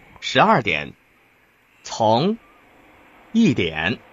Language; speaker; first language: Chinese; non-native, learner; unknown